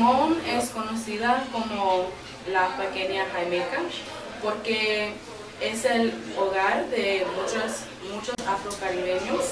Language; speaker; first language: Spanish; early bilingual, heritage; English